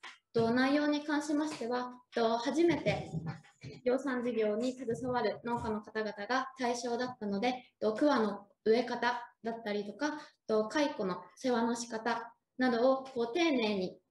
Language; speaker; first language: Japanese; native; Japanese